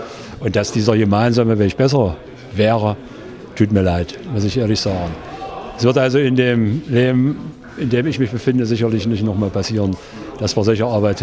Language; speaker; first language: German; native; German